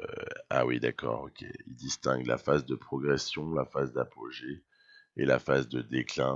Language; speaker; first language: French; native; French